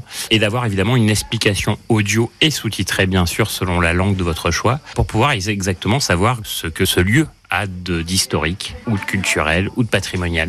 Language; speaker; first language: French; native; French